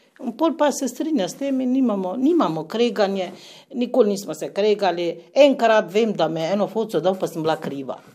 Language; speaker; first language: Slovenian; non-native, fluent; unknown